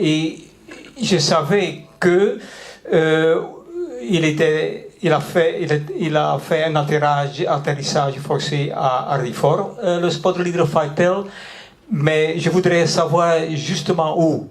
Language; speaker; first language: French; non-native, local second language; Dutch